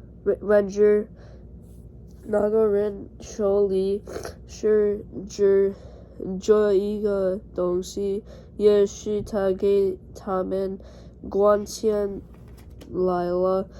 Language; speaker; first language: Chinese; non-native, learner; English